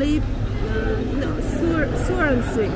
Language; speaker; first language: English; non-native, fluent; Persian